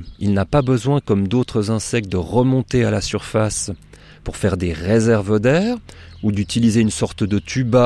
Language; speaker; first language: French; native; French